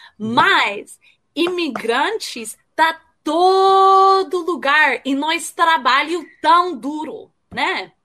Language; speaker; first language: Portuguese; early bilingual, heritage; Portuguese